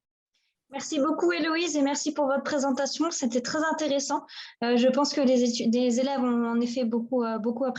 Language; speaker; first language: French; non-native, fluent; Spanish